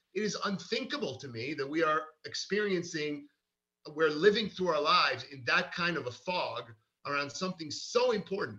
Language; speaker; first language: English; early bilingual, other home language; Hebrew